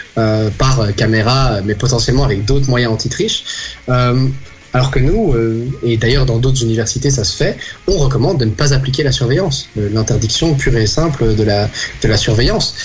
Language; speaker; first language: French; native; French